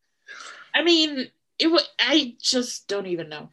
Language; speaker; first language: English; native; English